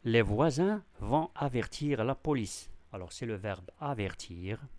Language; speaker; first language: French; non-native, local second language; Arabic